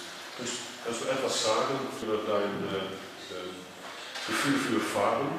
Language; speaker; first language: German; non-native, fluent; Dutch